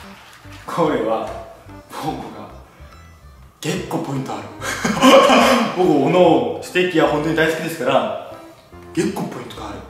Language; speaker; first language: Japanese; non-native, learner; Korean